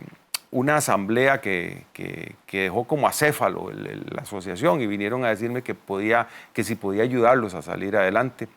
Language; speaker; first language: Spanish; native; Spanish